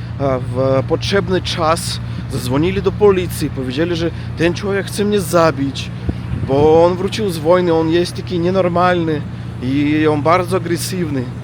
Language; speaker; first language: Polish; non-native, learner; Russian